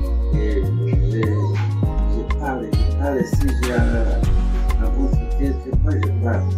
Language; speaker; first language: French; non-native, learner; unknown